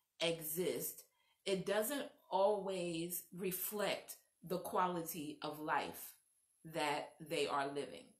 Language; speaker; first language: English; native; English